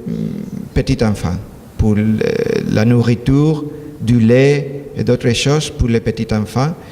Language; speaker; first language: French; non-native, learner; Spanish